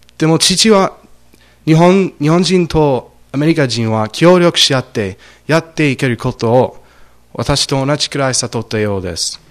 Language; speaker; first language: Japanese; non-native, fluent; English